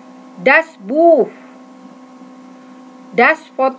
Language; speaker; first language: German; non-native, fluent; Indonesian